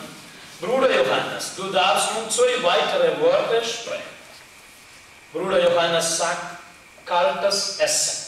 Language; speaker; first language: German; non-native, learner; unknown